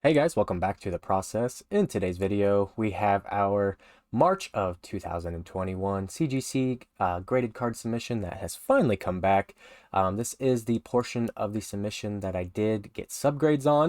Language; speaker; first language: English; native; English